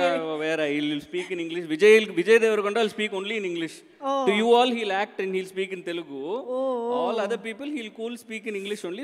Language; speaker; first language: English; non-native, local second language; Tamil